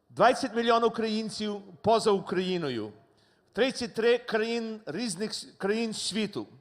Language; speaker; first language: Ukrainian; native; Ukrainian